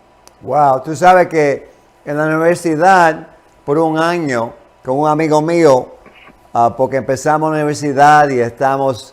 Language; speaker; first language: Spanish; non-native, fluent; English